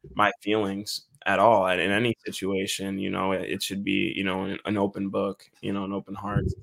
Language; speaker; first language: English; native; English